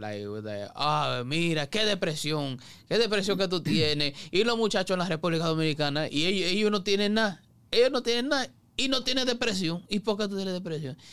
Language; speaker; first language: Spanish; early bilingual, heritage; Spanish